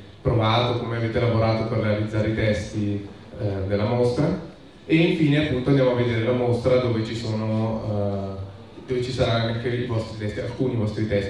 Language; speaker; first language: Italian; native; Italian